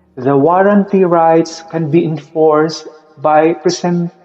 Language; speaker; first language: English; non-native, local second language; Filipino